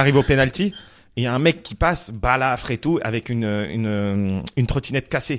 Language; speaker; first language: French; native; French